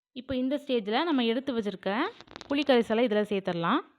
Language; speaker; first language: Tamil; native; Tamil